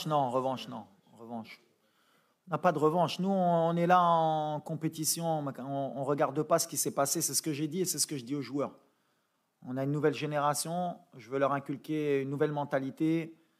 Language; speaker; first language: French; early bilingual, other home language; Arabic